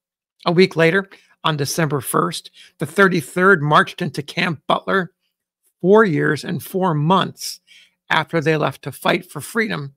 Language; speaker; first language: English; native; English